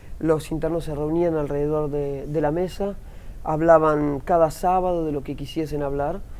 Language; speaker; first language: Spanish; native; Spanish